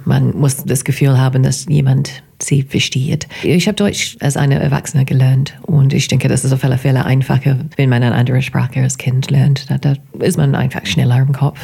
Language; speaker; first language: German; non-native, fluent; English